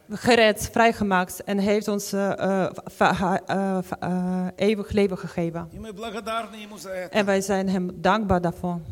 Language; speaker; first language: Dutch; non-native, fluent; Ukrainian